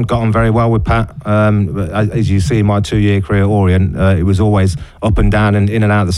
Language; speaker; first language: English; native; English